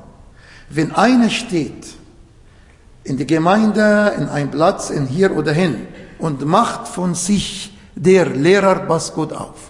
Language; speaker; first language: German; non-native, fluent; Arabic